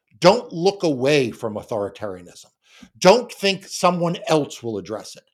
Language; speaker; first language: English; native; English